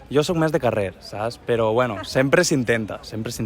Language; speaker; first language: Catalan; native; Catalan